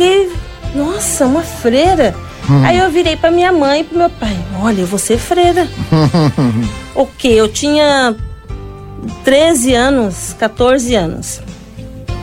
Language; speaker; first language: Portuguese; native; Portuguese